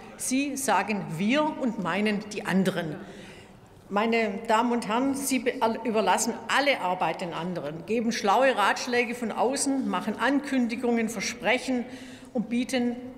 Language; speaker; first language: German; native; German